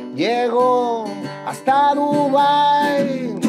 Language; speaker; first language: Spanish; native; Spanish